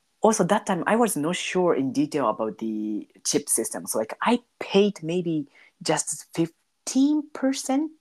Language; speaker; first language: English; non-native, learner; Japanese